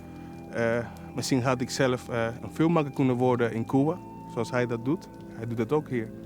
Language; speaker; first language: Dutch; early bilingual, other home language; Spanish